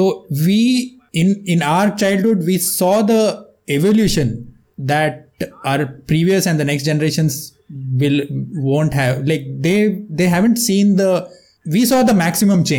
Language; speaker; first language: English; non-native, local second language; Kannada